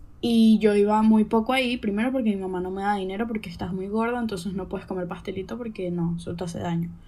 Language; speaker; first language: Spanish; native; Spanish